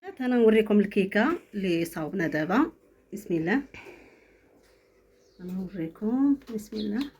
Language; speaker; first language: Arabic; native; Arabic